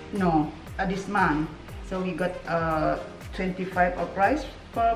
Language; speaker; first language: English; non-native, learner; Indonesian